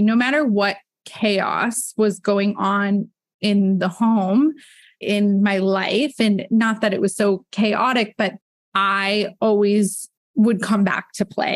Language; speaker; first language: English; native; English